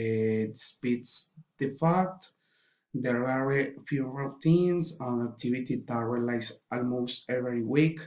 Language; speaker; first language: English; non-native, learner; Spanish